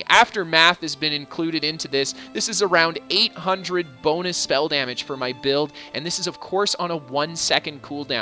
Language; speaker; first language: English; native; English